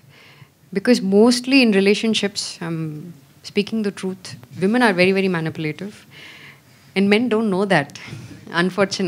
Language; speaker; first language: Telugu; non-native, fluent; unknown